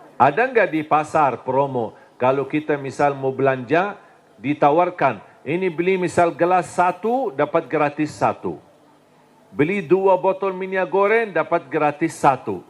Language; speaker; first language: Indonesian; non-native, fluent; Arabic